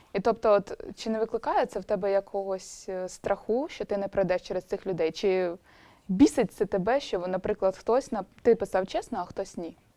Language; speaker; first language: Ukrainian; native; Ukrainian